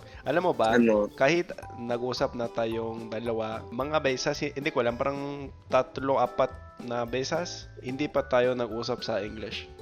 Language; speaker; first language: Filipino; non-native, fluent; English